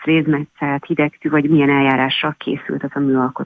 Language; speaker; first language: Hungarian; native; Hungarian